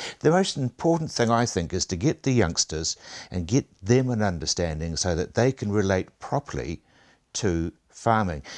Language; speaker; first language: English; native; English